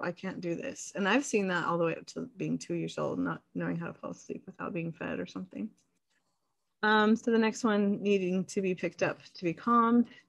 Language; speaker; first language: English; native; English